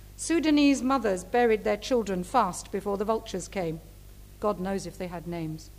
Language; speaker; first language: English; native; English